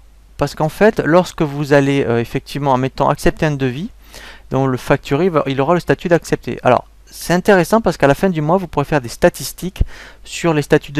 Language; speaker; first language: French; native; French